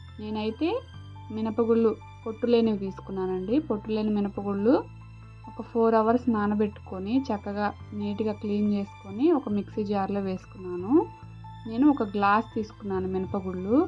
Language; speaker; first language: Telugu; native; Telugu